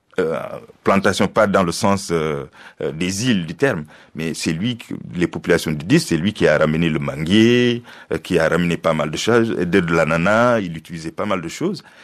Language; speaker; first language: French; non-native, local second language; Fula